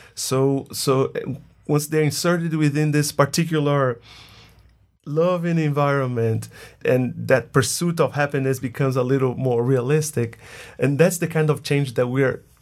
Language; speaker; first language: English; non-native, fluent; Portuguese